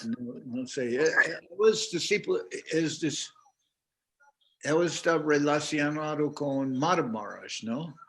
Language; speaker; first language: Spanish; non-native, fluent; English